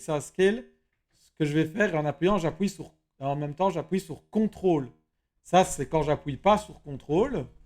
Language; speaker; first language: French; native; French